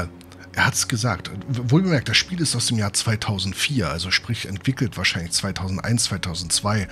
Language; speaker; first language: German; native; German